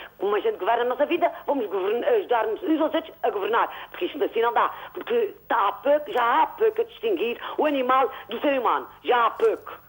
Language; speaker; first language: Portuguese; native; Portuguese